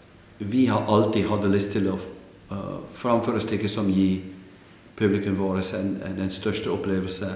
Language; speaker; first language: Norwegian; non-native, fluent; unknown